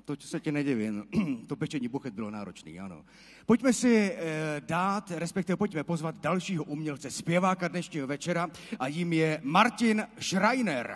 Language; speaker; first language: Czech; native; Czech